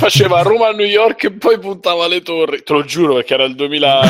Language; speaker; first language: Italian; native; Italian